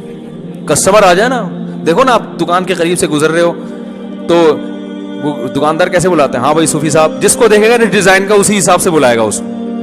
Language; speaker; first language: Urdu; native; Urdu